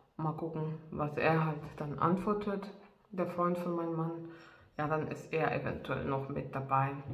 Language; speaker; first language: German; non-native, fluent; Russian